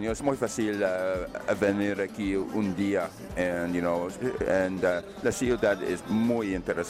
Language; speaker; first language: Spanish; non-native, learner; English